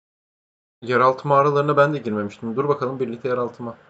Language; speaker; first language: Turkish; native; Turkish